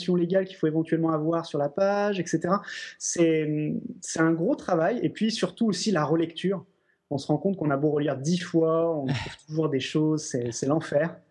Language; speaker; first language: French; native; French